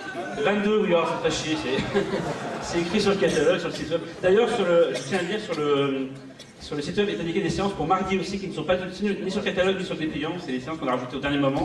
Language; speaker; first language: French; native; French